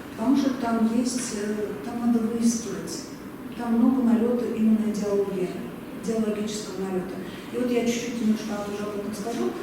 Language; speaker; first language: Russian; native; Russian